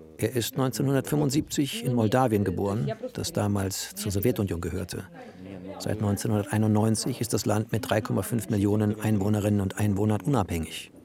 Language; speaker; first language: German; native; German